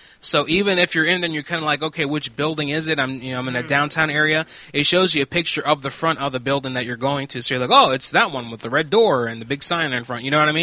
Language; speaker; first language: English; native; English